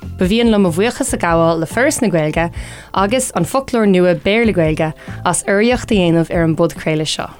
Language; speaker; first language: Irish; non-native, local second language; English